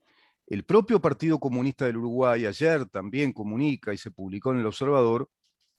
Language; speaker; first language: Spanish; native; Spanish